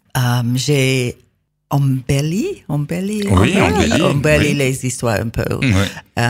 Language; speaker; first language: French; non-native, learner; English